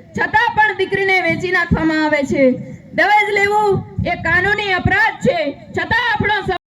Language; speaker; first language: Gujarati; non-native, local second language; Bhili